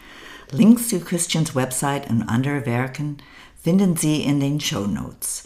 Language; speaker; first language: German; non-native, learner; English